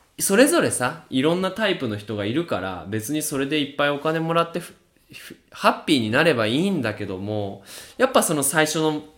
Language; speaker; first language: Japanese; native; Japanese